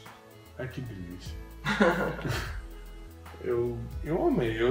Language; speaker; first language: Portuguese; non-native, fluent; English